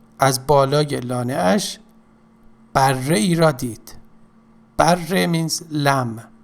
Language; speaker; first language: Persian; native; Persian